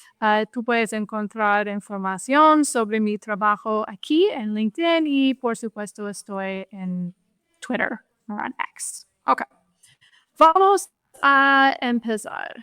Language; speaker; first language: Spanish; non-native, fluent; English